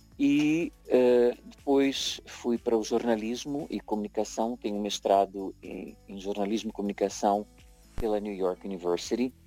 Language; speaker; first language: Portuguese; early bilingual, heritage; Portuguese